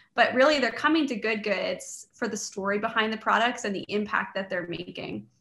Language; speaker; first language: English; native; English